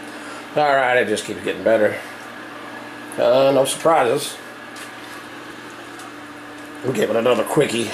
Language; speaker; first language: English; native; English